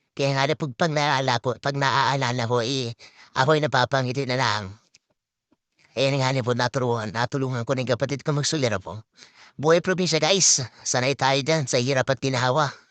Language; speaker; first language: Filipino; native; Filipino